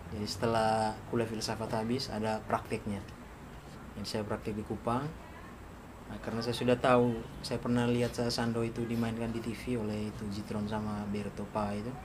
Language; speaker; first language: Indonesian; native; Indonesian